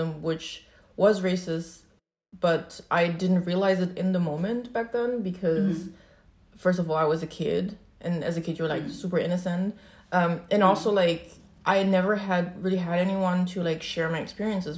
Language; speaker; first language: English; non-native, fluent; Chinese